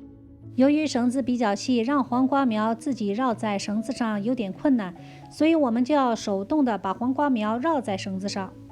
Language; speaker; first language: Chinese; native; Chinese